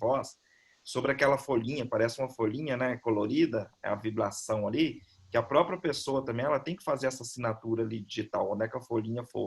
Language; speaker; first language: Portuguese; native; Portuguese